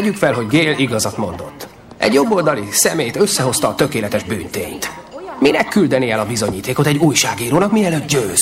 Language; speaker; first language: Hungarian; native; Hungarian